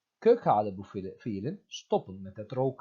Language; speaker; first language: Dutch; non-native, fluent; Turkish